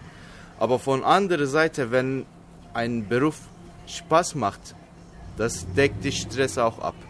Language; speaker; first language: German; non-native, fluent; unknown